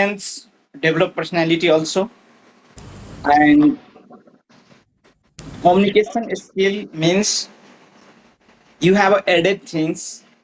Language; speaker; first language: English; non-native, learner; Maithili